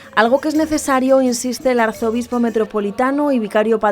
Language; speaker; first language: Spanish; native; Spanish